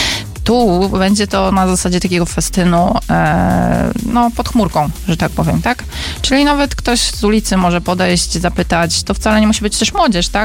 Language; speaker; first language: Polish; native; Polish